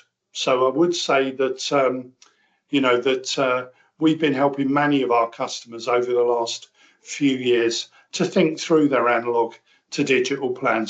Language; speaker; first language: English; native; English